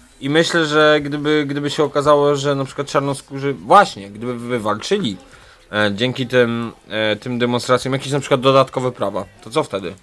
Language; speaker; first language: Polish; native; Polish